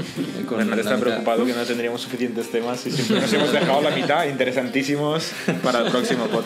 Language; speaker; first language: Spanish; native; Spanish